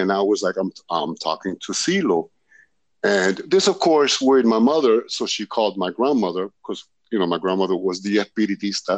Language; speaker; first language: English; native; English